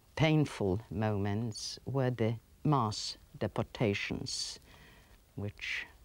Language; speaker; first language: English; early bilingual, other home language; Polish